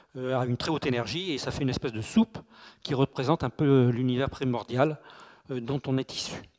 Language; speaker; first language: French; native; French